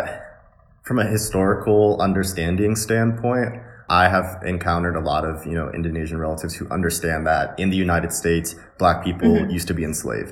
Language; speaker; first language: English; native; English